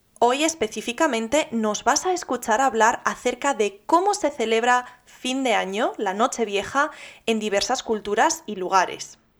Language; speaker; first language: Spanish; native; Spanish